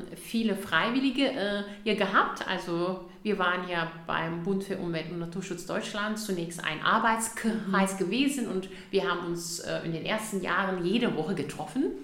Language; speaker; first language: German; early bilingual, other home language; Turkish